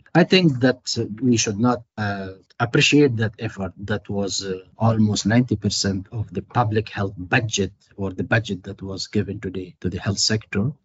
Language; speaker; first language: English; non-native, fluent; Persian